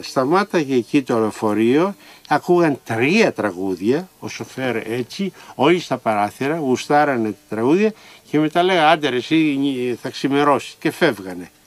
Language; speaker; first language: Greek; native; Greek